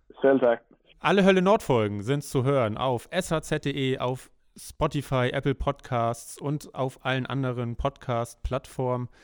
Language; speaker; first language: German; native; German